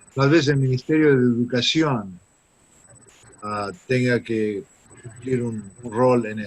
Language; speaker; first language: Spanish; non-native, fluent; English